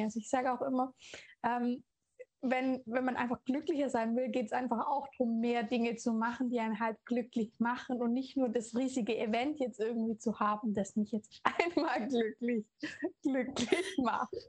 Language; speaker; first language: German; native; German